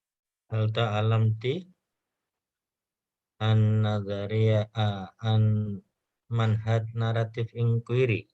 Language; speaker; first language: Arabic; non-native, fluent; Indonesian